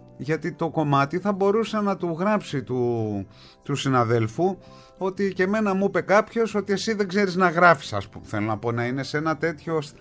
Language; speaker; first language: Greek; native; Greek